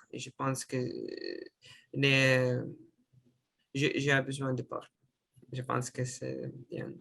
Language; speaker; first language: French; non-native, learner; Russian